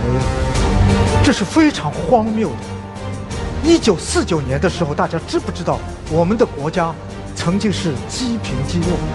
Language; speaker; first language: Chinese; native; Chinese